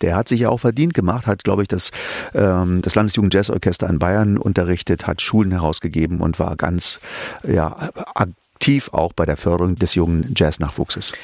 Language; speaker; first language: German; native; German